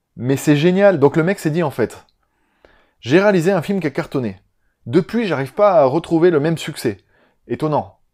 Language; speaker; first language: French; native; French